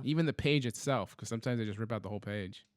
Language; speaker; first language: English; native; English